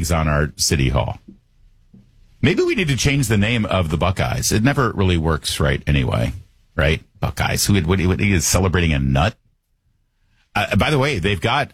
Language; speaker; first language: English; native; English